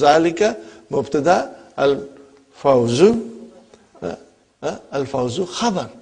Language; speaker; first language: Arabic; non-native, fluent; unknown